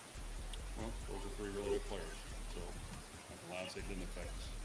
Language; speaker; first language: English; native; English